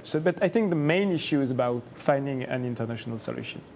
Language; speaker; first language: English; non-native, fluent; French